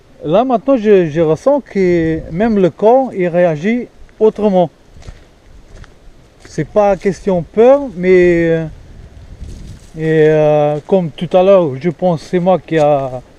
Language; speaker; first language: French; non-native, fluent; Portuguese